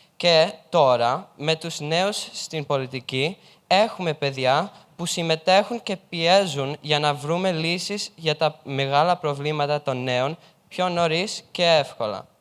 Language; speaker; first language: Greek; early bilingual, heritage; Greek